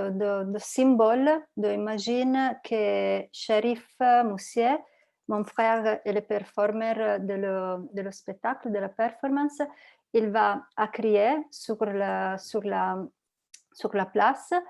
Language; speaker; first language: French; non-native, learner; Italian